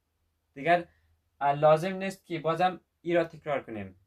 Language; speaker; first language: Persian; native; Persian